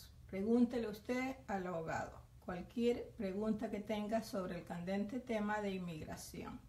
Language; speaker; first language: Spanish; native; Spanish